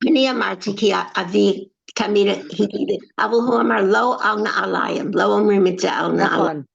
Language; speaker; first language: Hebrew; non-native, learner; English